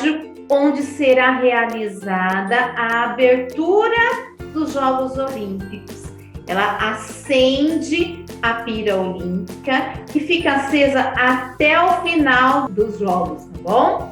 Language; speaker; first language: Portuguese; native; Portuguese